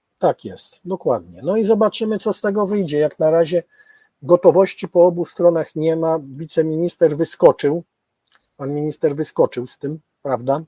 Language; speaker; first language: Polish; native; Polish